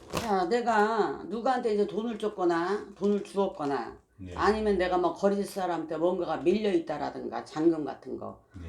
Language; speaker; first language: Korean; native; Korean